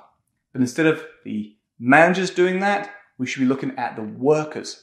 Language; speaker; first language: English; native; English